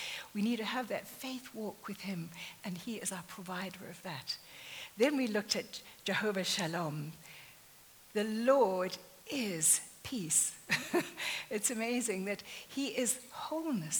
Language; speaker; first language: English; native; English